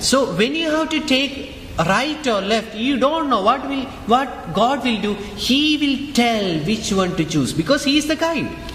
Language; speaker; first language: English; non-native, local second language; Malayalam